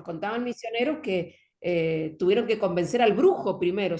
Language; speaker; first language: Spanish; native; Spanish